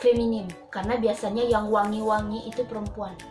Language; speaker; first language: Indonesian; non-native, local second language; Minangkabau